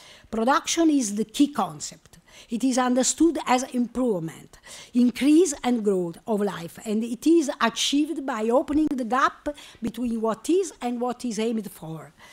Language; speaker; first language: English; non-native, learner; Italian